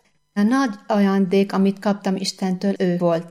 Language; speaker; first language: Hungarian; non-native, learner; Arabic